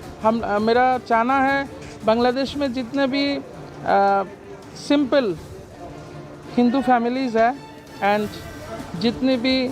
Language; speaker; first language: Hindi; non-native, fluent; Bangla